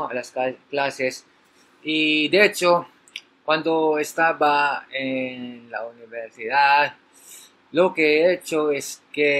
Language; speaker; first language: Spanish; non-native, learner; Filipino